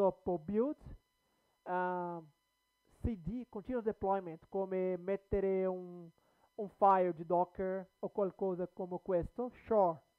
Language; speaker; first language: Italian; non-native, learner; Portuguese